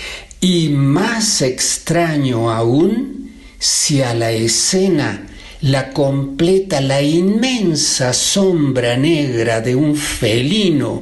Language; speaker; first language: Spanish; native; Spanish